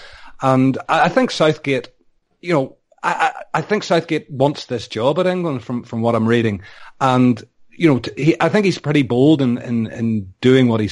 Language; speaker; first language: English; native; English